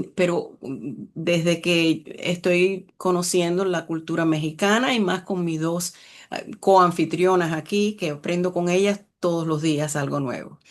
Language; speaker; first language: Spanish; early bilingual, other home language; English